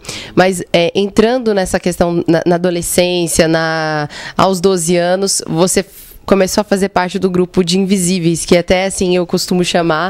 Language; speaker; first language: Portuguese; native; Portuguese